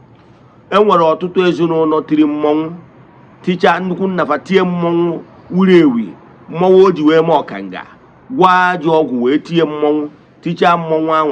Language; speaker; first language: Igbo; native; Igbo